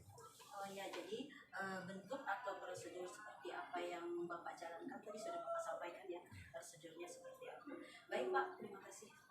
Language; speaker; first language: Indonesian; native; Indonesian